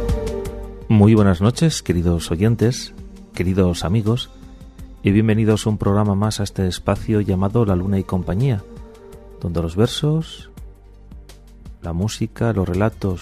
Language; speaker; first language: Spanish; native; Spanish